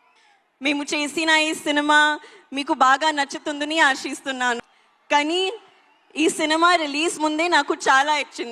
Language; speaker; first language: Telugu; non-native, learner; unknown